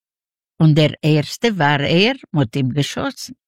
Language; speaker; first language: German; non-native, learner; Ukrainian